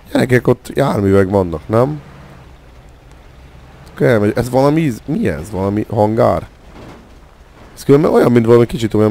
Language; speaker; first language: Hungarian; native; Hungarian